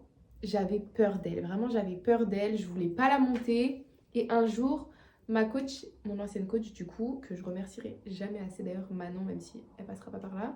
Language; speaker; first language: French; native; French